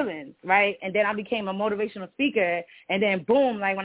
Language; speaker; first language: English; early bilingual, other home language; Spanish